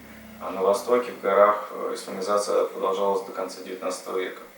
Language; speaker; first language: Russian; native; Russian